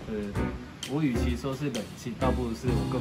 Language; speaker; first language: Chinese; native; Chinese